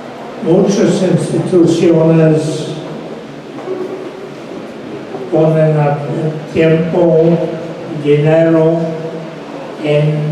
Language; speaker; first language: Spanish; non-native, fluent; English